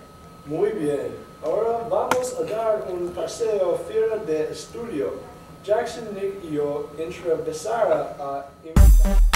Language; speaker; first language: Spanish; non-native, learner; English